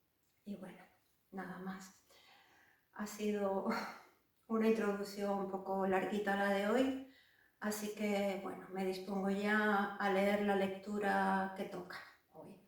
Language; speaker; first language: Spanish; native; Spanish